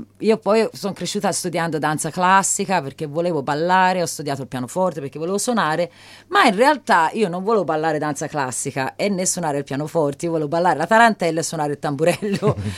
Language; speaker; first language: Italian; native; Italian